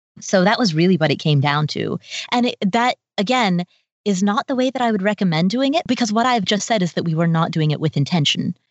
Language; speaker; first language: English; early bilingual, other home language; Nepali